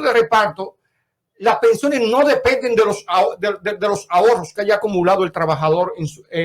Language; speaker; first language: Spanish; native; Spanish